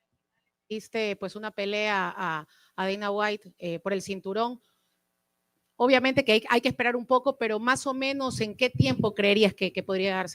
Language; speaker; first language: Spanish; native; Spanish